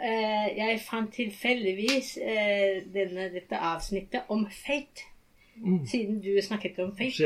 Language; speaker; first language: Norwegian; non-native, fluent; Japanese